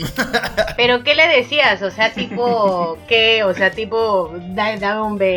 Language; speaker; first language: Spanish; native; Spanish